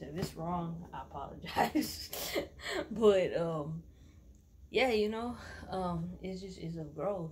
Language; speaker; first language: English; early bilingual, other home language; Spanish